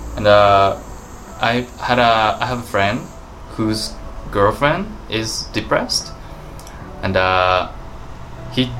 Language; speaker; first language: English; non-native, fluent; Japanese